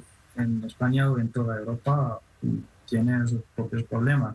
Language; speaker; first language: Spanish; non-native, fluent; Persian